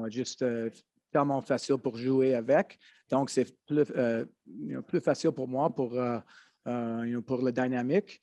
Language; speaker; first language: French; non-native, learner; English